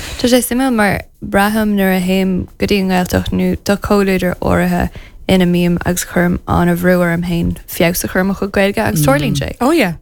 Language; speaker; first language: Irish; non-native, local second language; English